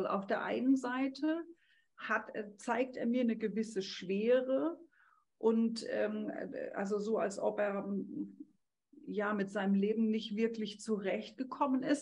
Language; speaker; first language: German; native; German